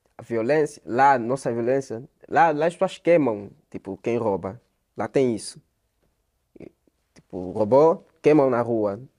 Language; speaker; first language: Portuguese; native; Portuguese